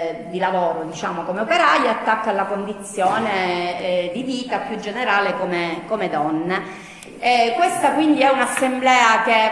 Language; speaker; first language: Italian; native; Italian